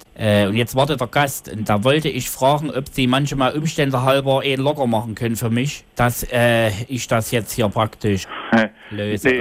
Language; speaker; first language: German; native; German